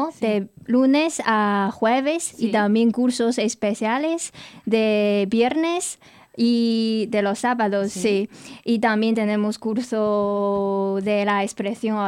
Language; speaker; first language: Spanish; non-native, fluent; Chinese